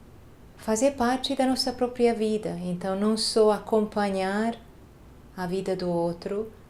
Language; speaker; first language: Portuguese; non-native, fluent; Hungarian